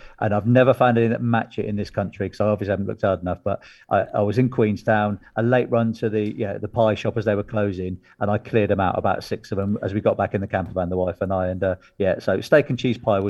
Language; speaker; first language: English; native; English